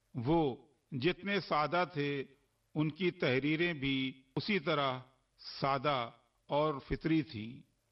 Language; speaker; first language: Urdu; native; Urdu